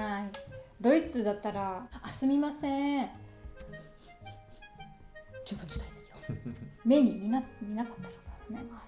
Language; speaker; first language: Japanese; non-native, learner; German